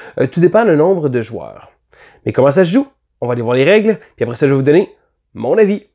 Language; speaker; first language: French; native; French